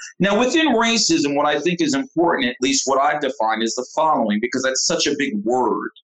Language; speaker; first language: English; native; English